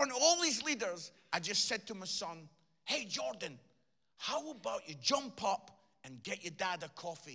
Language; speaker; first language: English; native; English